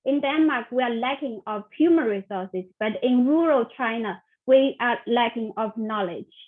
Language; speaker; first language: English; non-native, fluent; Chinese